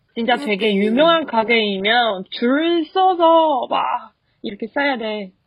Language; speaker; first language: Korean; non-native, fluent; Chinese